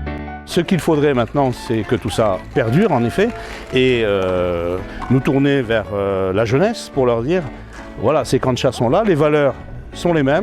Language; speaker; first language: French; native; French